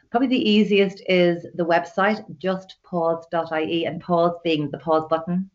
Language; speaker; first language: English; native; English